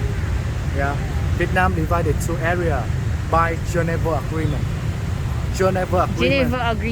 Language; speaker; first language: English; non-native, learner; Vietnamese